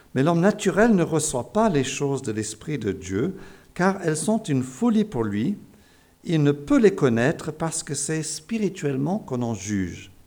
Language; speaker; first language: French; non-native, fluent; English